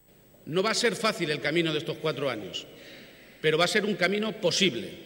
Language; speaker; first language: Spanish; native; Spanish